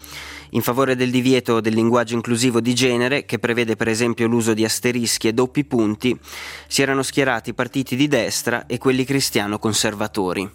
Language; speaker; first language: Italian; native; Italian